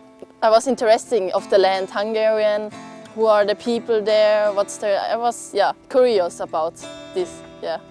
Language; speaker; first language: English; non-native, learner; German